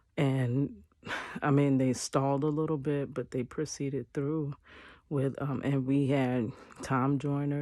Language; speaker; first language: English; native; English